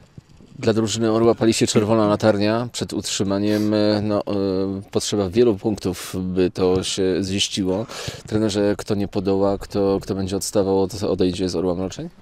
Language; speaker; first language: Polish; native; Polish